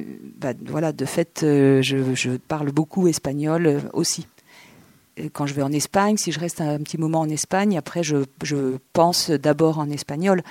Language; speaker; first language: French; native; French